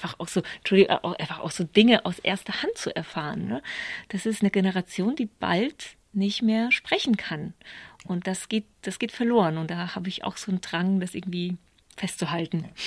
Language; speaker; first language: German; early bilingual, other home language; Polish